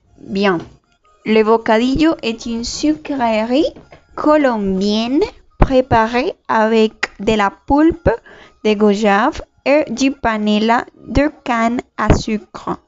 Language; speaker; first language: French; non-native, learner; Spanish